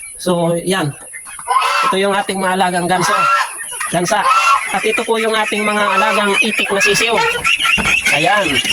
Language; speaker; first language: Filipino; non-native, local second language; Bikol